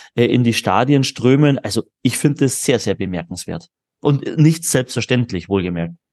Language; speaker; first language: German; native; German